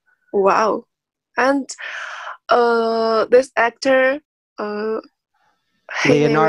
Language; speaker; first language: English; non-native, learner; Chinese